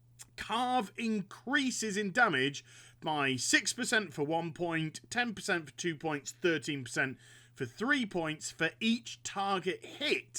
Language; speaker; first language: English; native; English